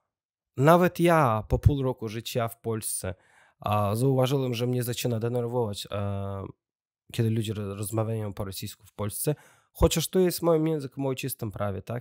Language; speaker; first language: Polish; non-native, learner; Russian